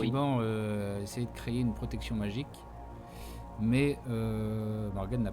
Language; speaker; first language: French; native; French